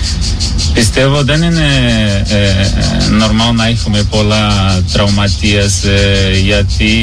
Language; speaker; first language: Greek; non-native, learner; Portuguese